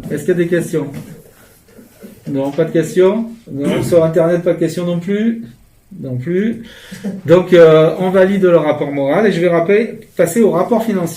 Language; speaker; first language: French; native; French